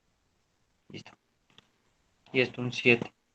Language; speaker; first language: Spanish; native; Spanish